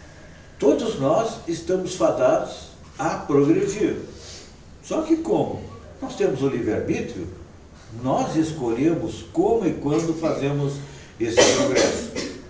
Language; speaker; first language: Portuguese; native; Portuguese